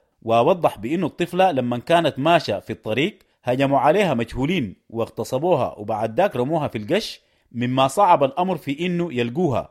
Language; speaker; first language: Arabic; native; Arabic